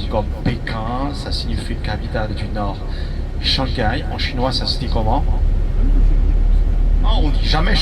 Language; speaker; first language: French; non-native, fluent; Chinese